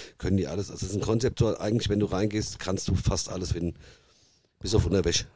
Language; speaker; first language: German; early bilingual, other home language; Italian